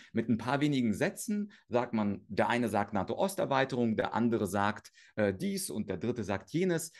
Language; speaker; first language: German; early bilingual, other home language; Russian